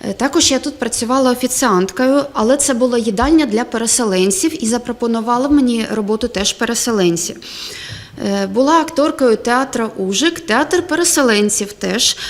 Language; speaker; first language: Ukrainian; non-native, local second language; Russian